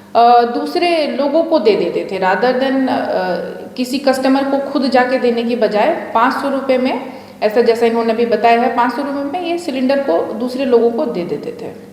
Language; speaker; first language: Hindi; non-native, local second language; Gujarati